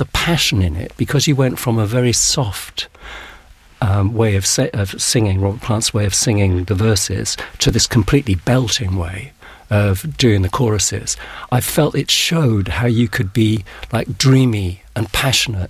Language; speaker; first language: English; native; English